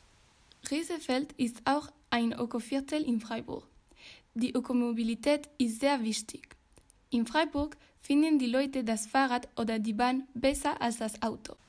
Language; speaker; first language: German; non-native, learner; French